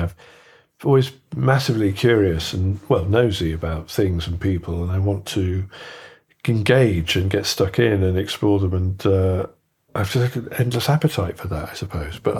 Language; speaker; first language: English; native; English